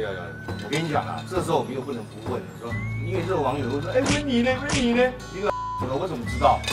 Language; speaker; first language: Chinese; native; Chinese